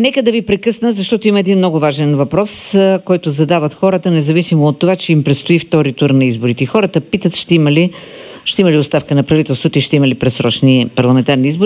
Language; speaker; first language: Bulgarian; native; Bulgarian